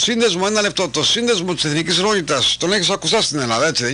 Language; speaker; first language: Greek; native; Greek